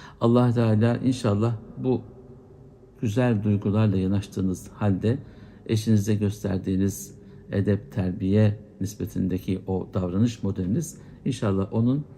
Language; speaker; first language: Turkish; native; Turkish